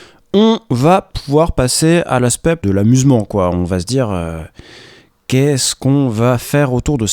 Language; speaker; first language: French; native; French